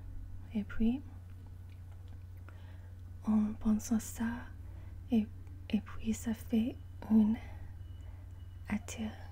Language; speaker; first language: French; non-native, learner; English